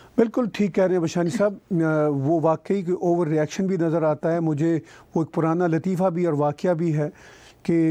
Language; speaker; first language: Urdu; non-native, local second language; Punjabi